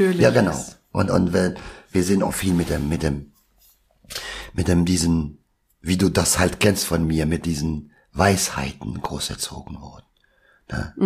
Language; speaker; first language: German; non-native, local second language; Albanian